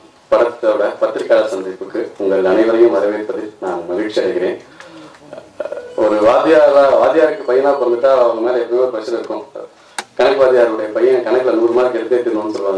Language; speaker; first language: Tamil; native; Tamil